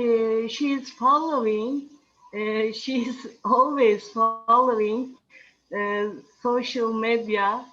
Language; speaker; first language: English; non-native, learner; Turkish